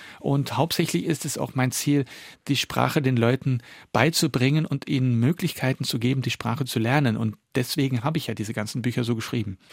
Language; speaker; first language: German; early bilingual, other home language; Dutch